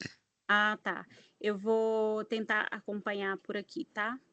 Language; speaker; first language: Portuguese; native; Portuguese